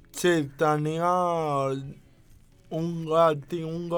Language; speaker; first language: Catalan; non-native, local second language; Spanish